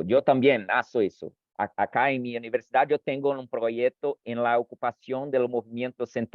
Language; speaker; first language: Spanish; non-native, fluent; Portuguese